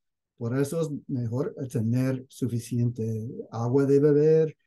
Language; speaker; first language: Spanish; non-native, fluent; English